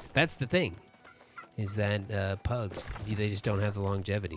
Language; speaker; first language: English; native; English